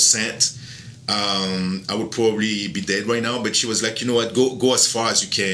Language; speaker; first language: English; non-native, fluent; French